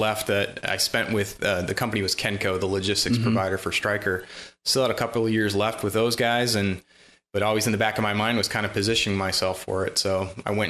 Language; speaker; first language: English; native; English